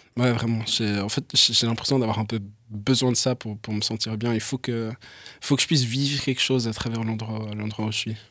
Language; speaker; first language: French; early bilingual, other home language; English